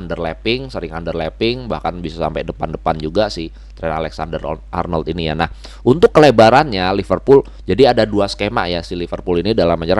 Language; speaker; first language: Indonesian; native; Indonesian